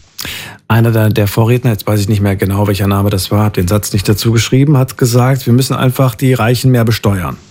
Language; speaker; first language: German; native; German